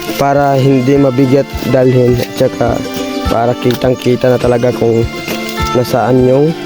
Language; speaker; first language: Filipino; non-native, local second language; Waray